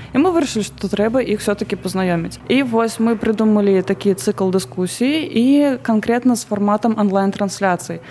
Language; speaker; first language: Belarusian; non-native, local second language; Russian